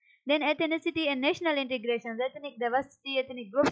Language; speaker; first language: English; non-native, local second language; Urdu